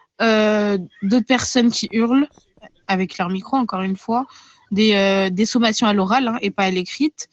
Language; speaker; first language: French; native; French